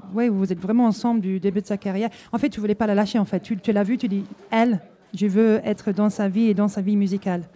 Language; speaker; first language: French; non-native, fluent; English